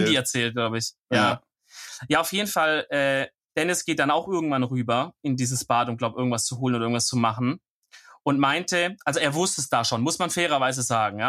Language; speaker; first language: German; native; German